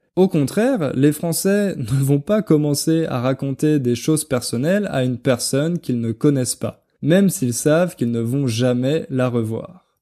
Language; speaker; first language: French; native; French